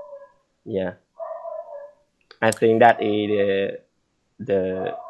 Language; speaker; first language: English; non-native, learner; Vietnamese